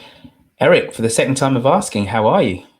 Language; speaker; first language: English; native; English